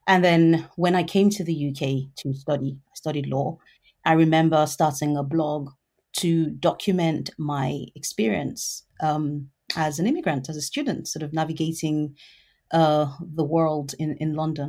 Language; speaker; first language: English; non-native, local second language; Yoruba